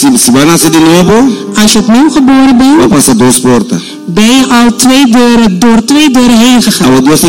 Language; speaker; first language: Dutch; non-native, fluent; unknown